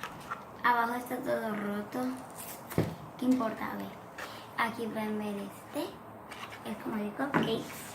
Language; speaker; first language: Spanish; early bilingual, heritage; Spanish